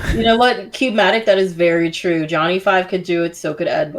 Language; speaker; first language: English; native; English